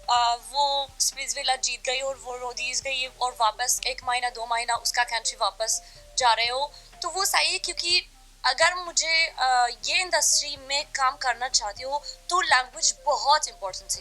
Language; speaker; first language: Hindi; non-native, learner; Arabic